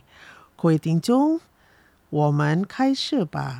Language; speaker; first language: Chinese; early bilingual, heritage; Chinese